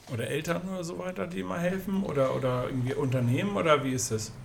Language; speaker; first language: German; native; German